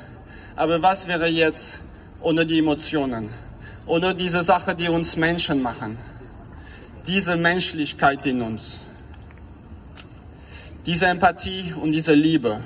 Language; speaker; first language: German; non-native, fluent; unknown